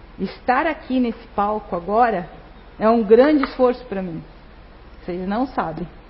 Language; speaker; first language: Portuguese; non-native, fluent; Spanish